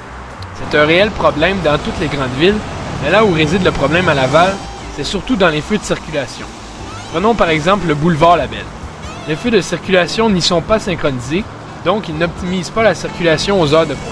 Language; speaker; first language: French; native; French